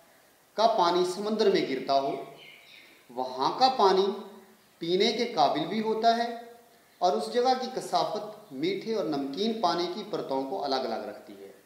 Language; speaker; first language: Urdu; native; Urdu